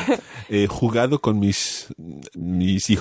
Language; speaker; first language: Spanish; non-native, fluent; English